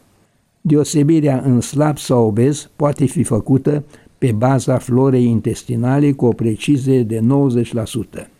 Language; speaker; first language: Romanian; native; Romanian